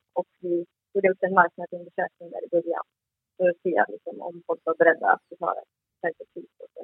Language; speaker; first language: Swedish; native; Swedish